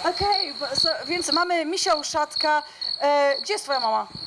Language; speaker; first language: Polish; native; Polish